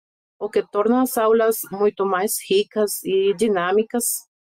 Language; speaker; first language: Portuguese; non-native, fluent; Spanish